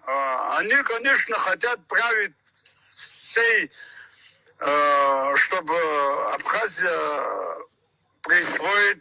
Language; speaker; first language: Russian; non-native, local second language; Abkhazian